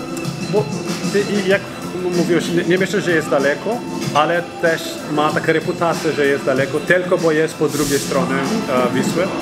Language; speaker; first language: Polish; non-native, learner; Portuguese